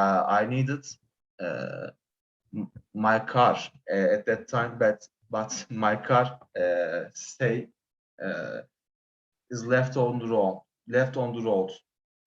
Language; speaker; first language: English; non-native, learner; Turkish